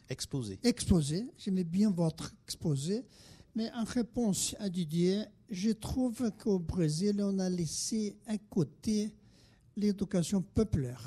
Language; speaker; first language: French; non-native, fluent; Portuguese